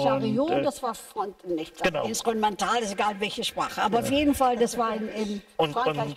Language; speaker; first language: German; non-native, fluent; English